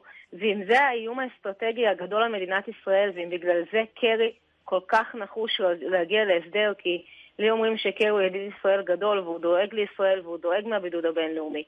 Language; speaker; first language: Hebrew; native; Hebrew